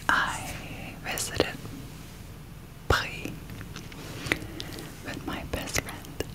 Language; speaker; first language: English; non-native, fluent; Turkish